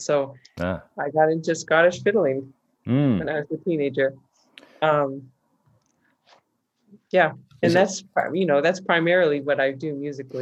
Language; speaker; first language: English; native; English